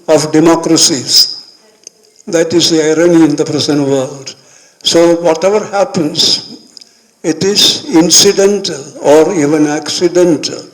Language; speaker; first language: English; non-native, local second language; Malayalam